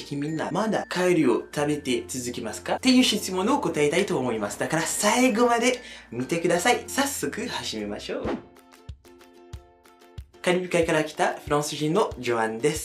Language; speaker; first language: Japanese; non-native, fluent; French